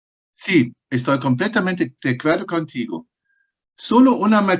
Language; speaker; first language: Spanish; non-native, fluent; German